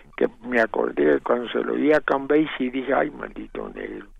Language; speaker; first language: Spanish; native; Spanish